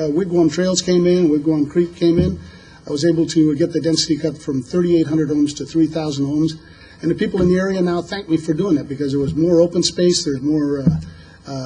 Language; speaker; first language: English; native; English